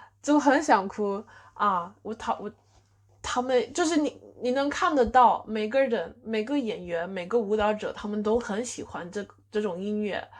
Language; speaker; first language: Chinese; non-native, fluent; English